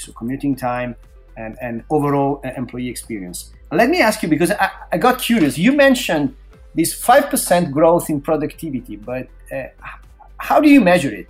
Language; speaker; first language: English; non-native, fluent; Italian